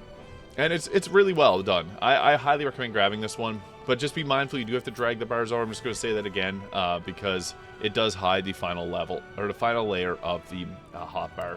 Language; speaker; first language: English; native; English